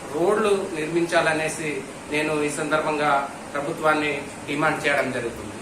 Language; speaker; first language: Telugu; non-native, local second language; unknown